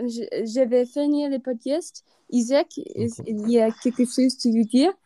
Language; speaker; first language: French; non-native, learner; English